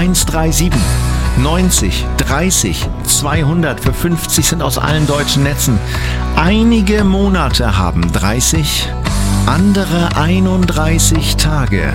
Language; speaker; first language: German; native; German